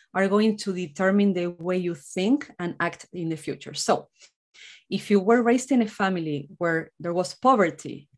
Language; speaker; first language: English; non-native, fluent; Spanish